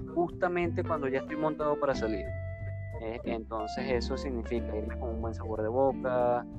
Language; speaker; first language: Spanish; native; Spanish